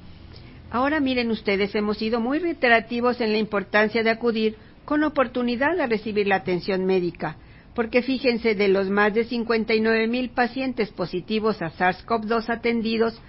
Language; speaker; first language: Spanish; native; Spanish